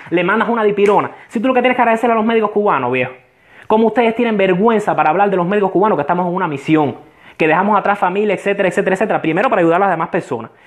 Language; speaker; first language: Spanish; native; Spanish